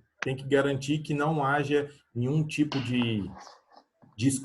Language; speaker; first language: Portuguese; native; Portuguese